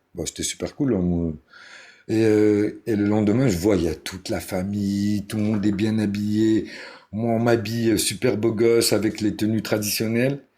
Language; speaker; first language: French; early bilingual, other home language; Arabic